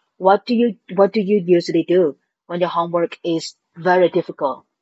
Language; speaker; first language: English; non-native, fluent; Vietnamese